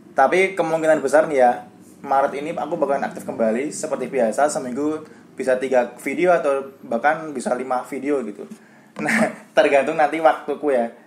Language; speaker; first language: Indonesian; native; Indonesian